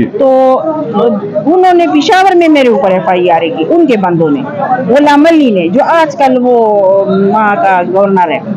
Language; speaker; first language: Urdu; non-native, local second language; Pashto